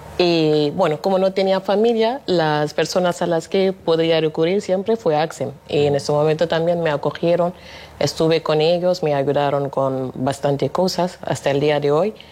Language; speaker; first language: Spanish; non-native, fluent; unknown